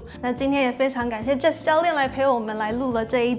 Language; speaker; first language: Chinese; native; Chinese